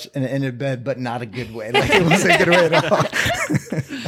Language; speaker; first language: English; native; English